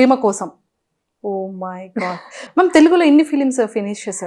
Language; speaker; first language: Telugu; native; Telugu